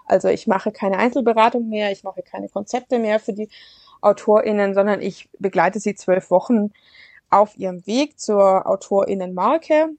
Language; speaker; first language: German; native; German